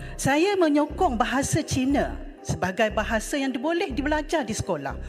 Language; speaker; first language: Malay; native; Malay